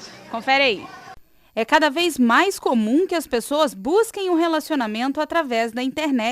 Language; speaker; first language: Portuguese; native; Portuguese